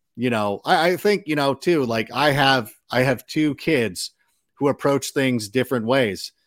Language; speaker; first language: English; native; English